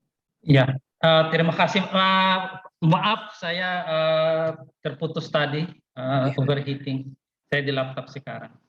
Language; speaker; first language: Indonesian; non-native, fluent; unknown